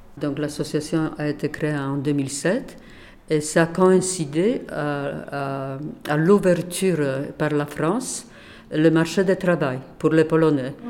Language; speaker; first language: French; non-native, fluent; Polish